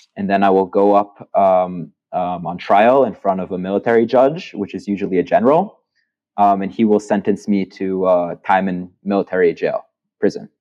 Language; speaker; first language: English; non-native, fluent; Hebrew